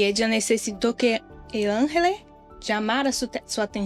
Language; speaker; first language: Spanish; non-native, learner; Portuguese